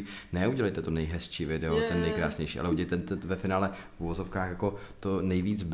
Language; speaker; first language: Czech; native; Czech